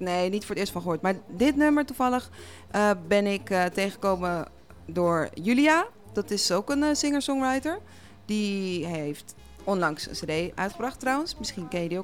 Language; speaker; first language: Dutch; native; Dutch